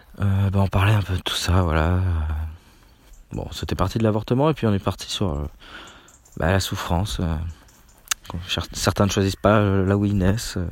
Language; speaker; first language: French; native; French